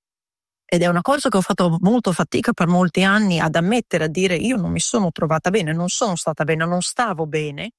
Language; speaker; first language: Italian; early bilingual, heritage; Italian